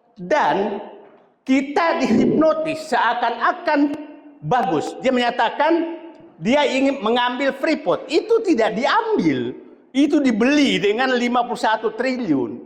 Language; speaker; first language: Indonesian; non-native, local second language; Buginese